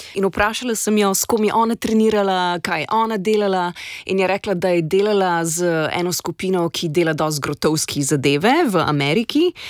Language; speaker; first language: Slovenian; native; Slovenian